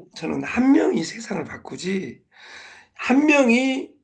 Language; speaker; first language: Korean; native; Korean